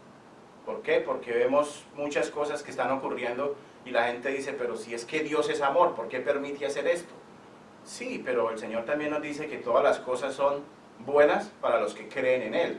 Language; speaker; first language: Spanish; native; Spanish